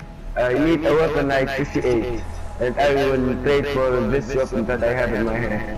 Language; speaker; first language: English; non-native, learner; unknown